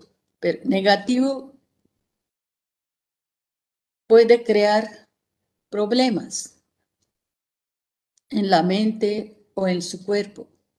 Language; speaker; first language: Spanish; non-native, fluent; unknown